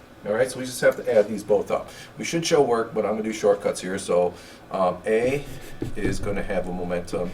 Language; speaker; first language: English; native; English